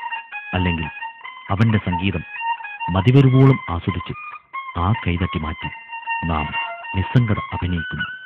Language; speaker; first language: Malayalam; native; Malayalam